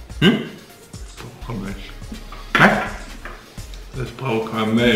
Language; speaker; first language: German; non-native, learner; Indonesian